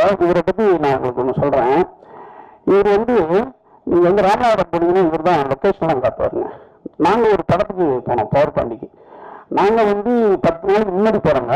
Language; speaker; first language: Tamil; native; Tamil